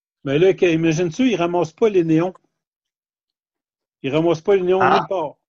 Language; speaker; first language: French; native; French